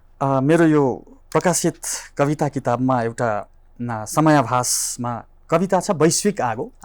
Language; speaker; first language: Nepali; native; Nepali